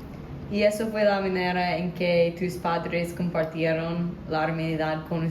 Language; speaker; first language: Spanish; non-native, learner; English